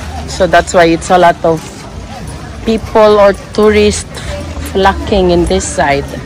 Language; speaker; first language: English; non-native, local second language; Aklanon